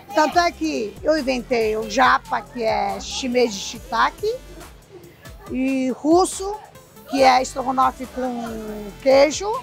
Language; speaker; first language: Portuguese; early bilingual, other home language; Japanese